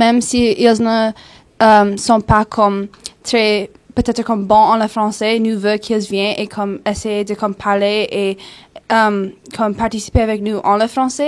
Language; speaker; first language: French; non-native, local second language; English